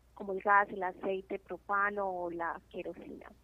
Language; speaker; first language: Spanish; native; Spanish